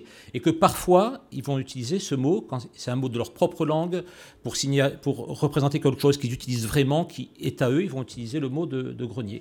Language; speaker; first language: French; native; French